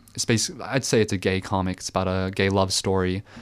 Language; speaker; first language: English; early bilingual, other home language; French